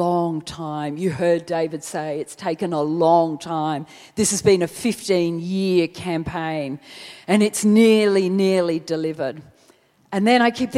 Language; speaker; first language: English; native; English